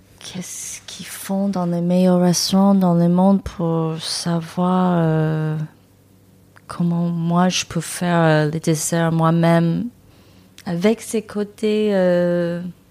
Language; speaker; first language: French; non-native, learner; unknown